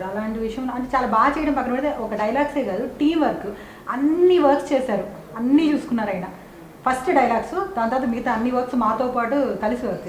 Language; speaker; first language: Telugu; native; Telugu